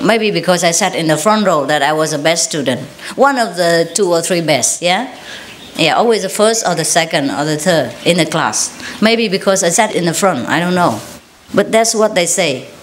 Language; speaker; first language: English; non-native, fluent; Vietnamese